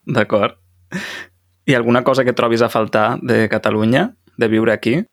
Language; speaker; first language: Catalan; native; Catalan